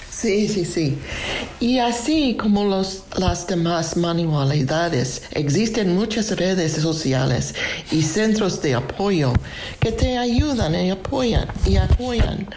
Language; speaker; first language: Spanish; non-native, fluent; English